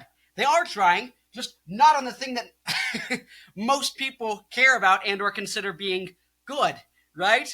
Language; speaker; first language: English; native; English